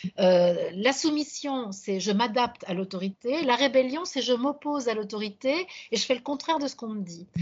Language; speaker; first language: French; native; French